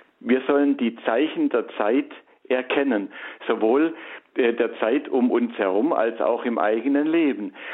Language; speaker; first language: German; native; German